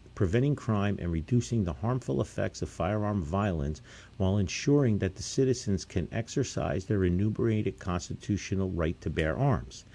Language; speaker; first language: English; native; English